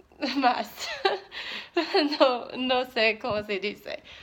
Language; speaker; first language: Spanish; non-native, learner; English